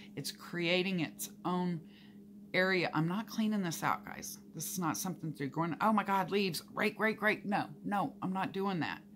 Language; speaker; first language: English; native; English